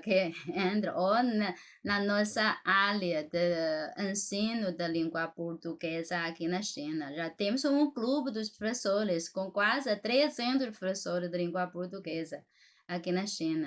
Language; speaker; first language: Portuguese; non-native, fluent; Chinese